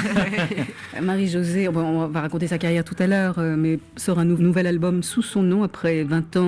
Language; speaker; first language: French; native; French